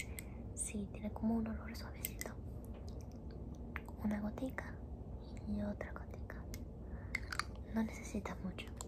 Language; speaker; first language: Spanish; early bilingual, heritage; Spanish